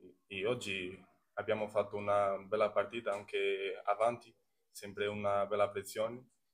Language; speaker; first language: Italian; non-native, learner; Portuguese